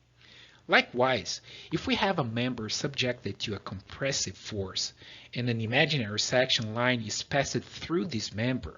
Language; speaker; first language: English; non-native, fluent; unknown